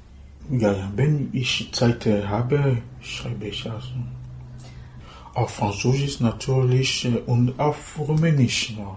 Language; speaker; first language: German; non-native, learner; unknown